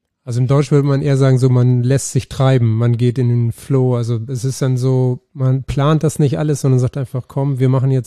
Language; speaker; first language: German; native; German